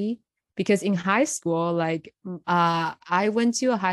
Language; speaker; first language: English; non-native, fluent; Chinese